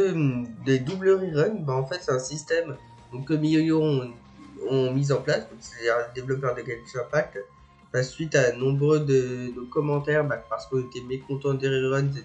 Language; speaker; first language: French; native; French